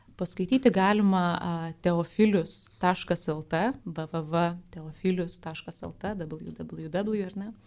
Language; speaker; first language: Lithuanian; native; Lithuanian